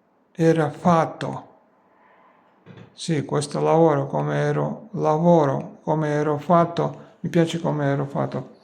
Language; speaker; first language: Italian; non-native, learner; Georgian